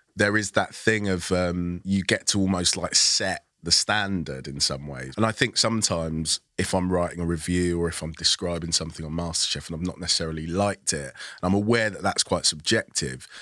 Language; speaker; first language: English; early bilingual, other home language; Yoruba